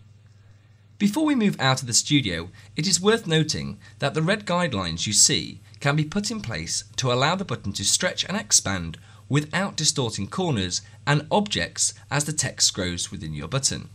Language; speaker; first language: English; native; English